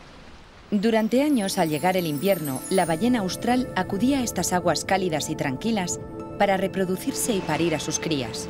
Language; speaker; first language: Spanish; native; Spanish